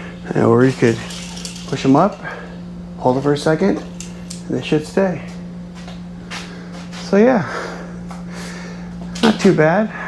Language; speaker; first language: English; native; English